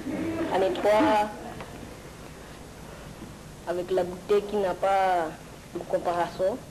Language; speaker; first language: French; non-native, learner; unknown